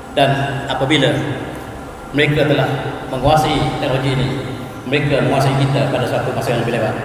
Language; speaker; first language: Malay; native; Malay